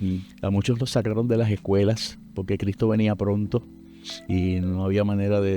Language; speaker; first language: Spanish; native; Spanish